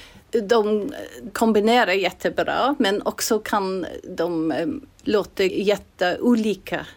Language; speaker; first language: Swedish; non-native, fluent; English